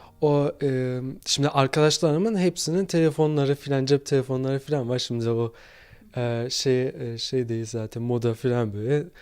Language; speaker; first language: Turkish; early bilingual, other home language; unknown